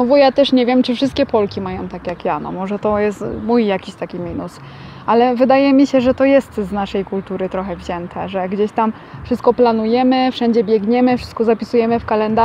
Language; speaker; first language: Polish; native; Polish